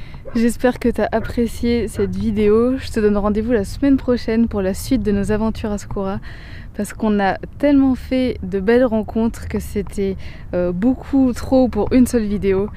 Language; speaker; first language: French; native; French